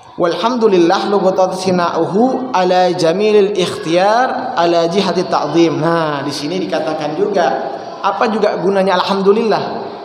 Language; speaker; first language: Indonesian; native; Indonesian